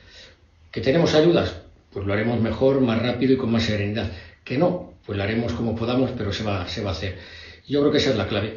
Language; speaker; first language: Spanish; native; Spanish